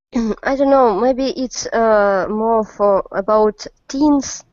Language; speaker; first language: English; non-native, learner; Russian